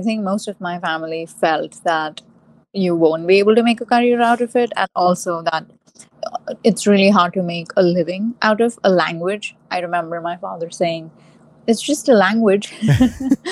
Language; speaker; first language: English; non-native, local second language; Hindi